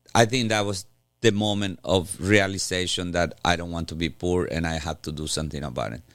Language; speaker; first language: English; non-native, fluent; Spanish